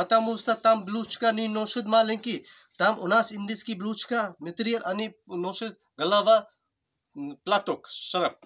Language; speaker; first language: Russian; non-native, learner; Hindi